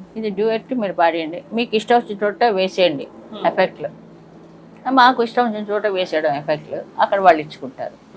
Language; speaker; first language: Telugu; native; Telugu